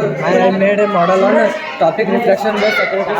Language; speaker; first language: English; non-native, local second language; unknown